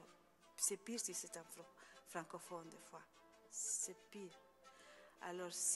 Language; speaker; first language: French; non-native, fluent; Spanish